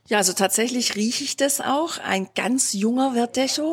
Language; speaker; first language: German; native; German